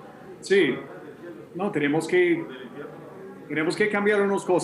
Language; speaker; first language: Spanish; non-native, fluent; English